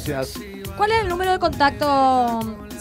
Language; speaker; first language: Spanish; native; Spanish